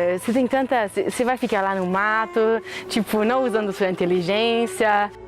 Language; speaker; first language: Portuguese; non-native, fluent; German